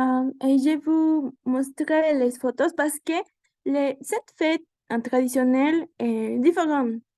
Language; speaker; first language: French; non-native, learner; Spanish